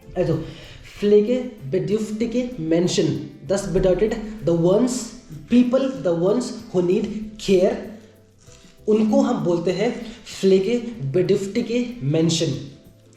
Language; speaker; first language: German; non-native, learner; Hindi